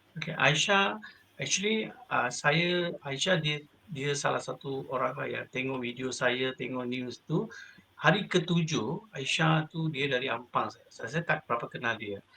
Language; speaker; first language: Malay; non-native, local second language; Tamil